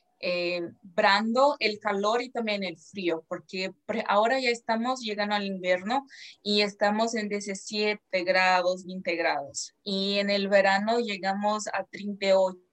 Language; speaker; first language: Spanish; non-native, fluent; Portuguese